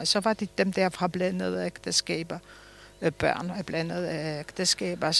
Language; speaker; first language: Danish; early bilingual, other home language; Polish